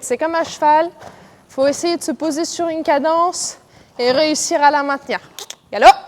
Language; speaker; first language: French; native; French